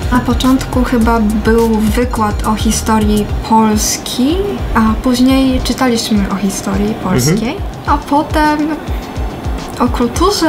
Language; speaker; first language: Polish; non-native, fluent; Japanese